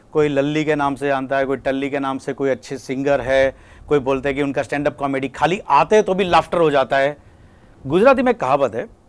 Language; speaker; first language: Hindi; non-native, local second language; Gujarati